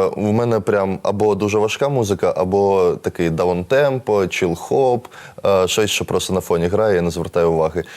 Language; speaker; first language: Ukrainian; non-native, local second language; Russian